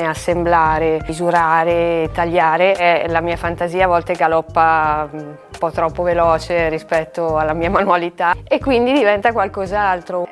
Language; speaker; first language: Italian; native; Italian